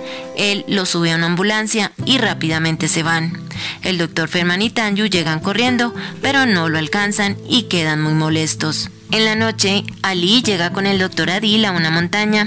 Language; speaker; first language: Spanish; native; Spanish